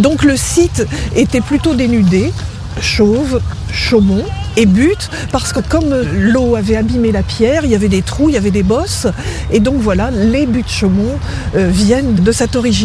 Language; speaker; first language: French; native; French